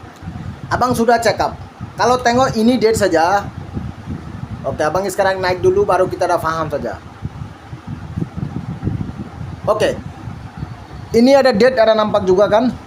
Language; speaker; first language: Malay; non-native, learner; Bangla